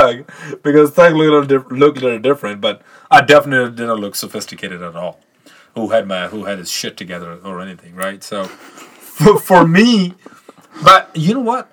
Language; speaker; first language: English; non-native, local second language; Punjabi